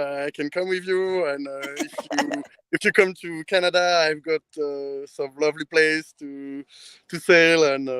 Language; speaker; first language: English; non-native, learner; French